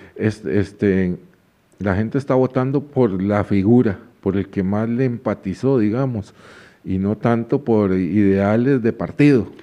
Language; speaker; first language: Spanish; native; Spanish